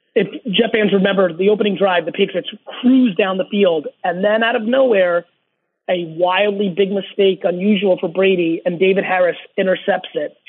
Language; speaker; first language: English; early bilingual, other home language; Russian